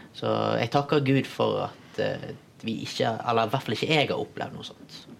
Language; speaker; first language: Norwegian; early bilingual, other home language; Tamil